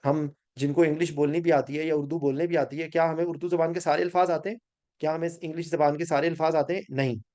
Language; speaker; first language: Urdu; native; Urdu